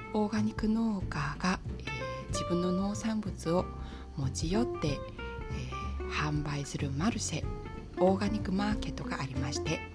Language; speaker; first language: Japanese; non-native, fluent; Chinese